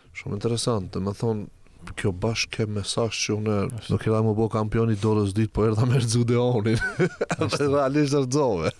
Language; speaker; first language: Albanian; native; Albanian